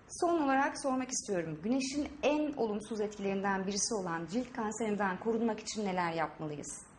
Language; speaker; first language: Turkish; native; Turkish